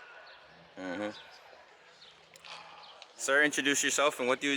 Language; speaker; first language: English; native; English